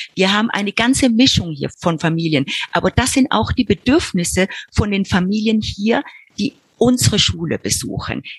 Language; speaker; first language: German; early bilingual, heritage; Spanish